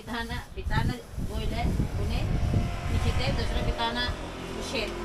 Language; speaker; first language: Turkish; non-native, learner; Filipino